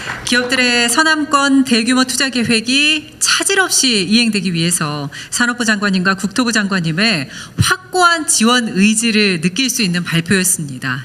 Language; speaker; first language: Korean; native; Korean